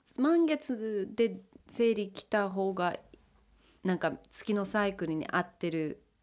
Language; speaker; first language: Japanese; early bilingual, heritage; English